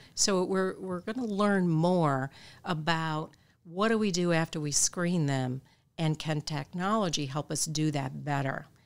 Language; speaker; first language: English; native; English